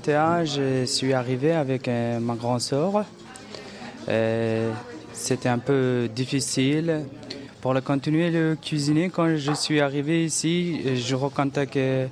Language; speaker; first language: French; non-native, learner; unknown